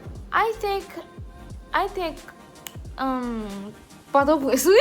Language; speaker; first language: English; non-native, learner; Haitian Creole